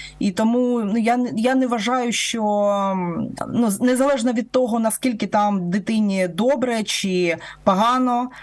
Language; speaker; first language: Ukrainian; non-native, local second language; Russian